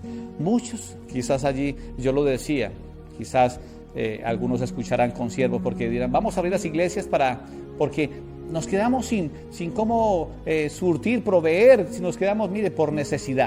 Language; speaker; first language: Spanish; native; Spanish